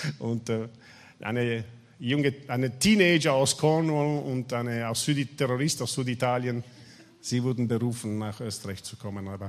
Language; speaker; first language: German; non-native, fluent; Italian